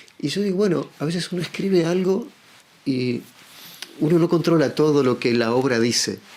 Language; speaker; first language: Spanish; native; Spanish